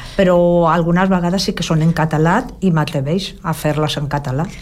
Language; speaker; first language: Catalan; non-native, local second language; Spanish